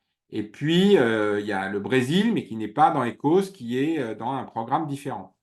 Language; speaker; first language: French; native; French